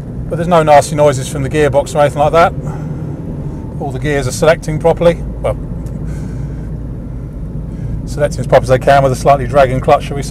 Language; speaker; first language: English; native; English